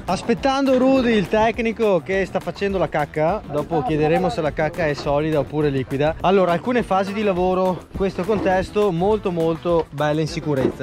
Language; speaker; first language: Italian; native; Italian